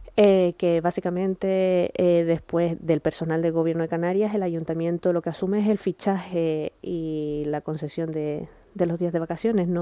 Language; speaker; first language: Spanish; native; Spanish